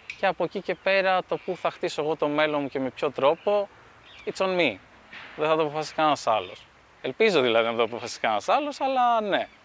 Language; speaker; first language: Greek; early bilingual, other home language; Albanian